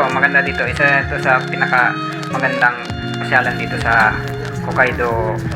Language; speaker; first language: Filipino; native; Filipino